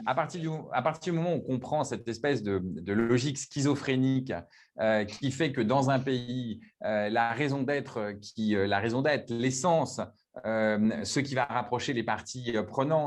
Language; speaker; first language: French; native; French